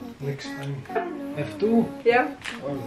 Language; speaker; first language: English; non-native, learner; Filipino